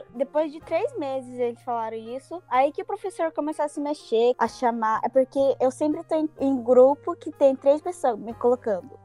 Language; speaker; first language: Portuguese; early bilingual, heritage; Japanese